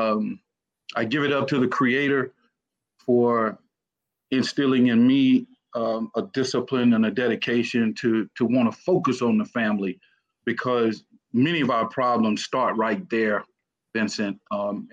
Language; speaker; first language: English; native; English